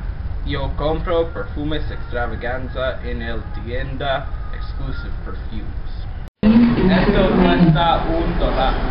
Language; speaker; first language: Spanish; non-native, learner; English